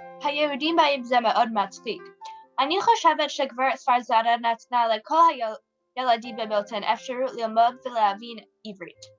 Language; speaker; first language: Hebrew; non-native, learner; English